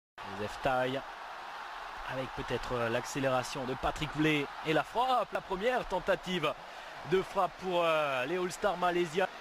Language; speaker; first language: French; native; French